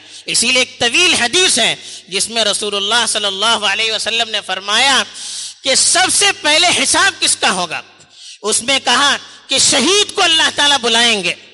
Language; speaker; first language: Urdu; native; Urdu